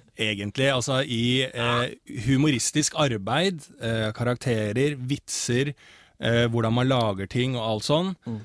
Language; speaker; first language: Norwegian; native; Norwegian